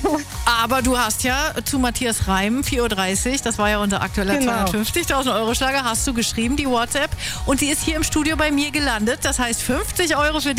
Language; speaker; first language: German; native; German